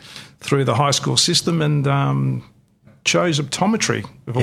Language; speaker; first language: English; non-native, local second language; Greek